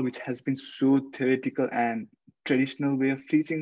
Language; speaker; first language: English; non-native, local second language; Nepali